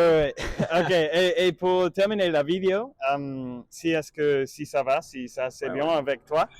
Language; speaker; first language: French; non-native, learner; English